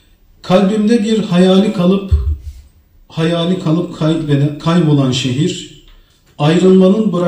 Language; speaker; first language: Turkish; native; Turkish